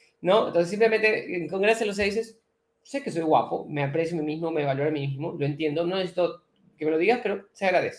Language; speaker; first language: Spanish; native; Spanish